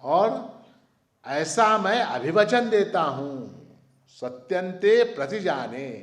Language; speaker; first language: Hindi; non-native, local second language; Marathi